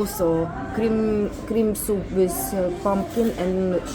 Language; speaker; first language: English; non-native, learner; Russian